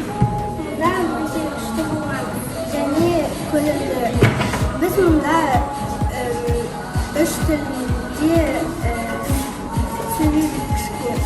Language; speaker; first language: Kazakh; non-native, local second language; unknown